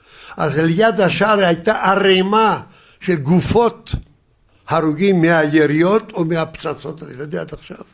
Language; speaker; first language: Hebrew; early bilingual, other home language; Yiddish